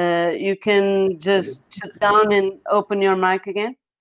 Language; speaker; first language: English; non-native, fluent; Portuguese